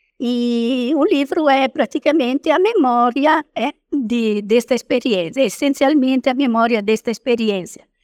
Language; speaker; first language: Portuguese; non-native, fluent; Italian